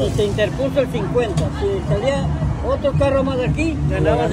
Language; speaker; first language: Spanish; native; Spanish